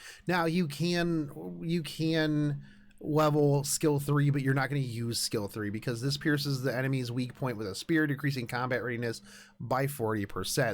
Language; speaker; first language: English; native; English